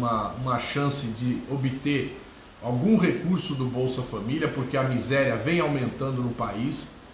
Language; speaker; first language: Portuguese; native; Portuguese